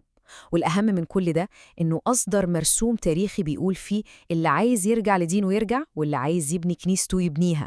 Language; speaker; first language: Arabic; native; Arabic